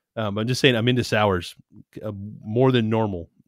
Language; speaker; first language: English; native; English